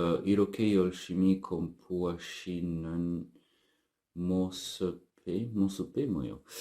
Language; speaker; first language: Korean; non-native, learner; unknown